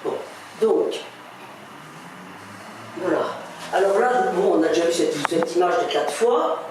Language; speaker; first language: French; native; French